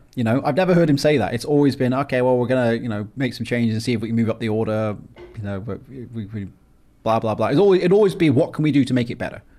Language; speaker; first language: English; native; English